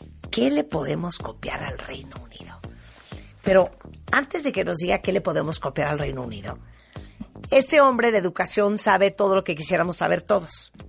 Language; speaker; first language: Spanish; native; Spanish